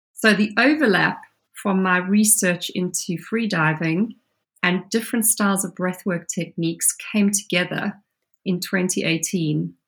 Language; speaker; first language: English; native; English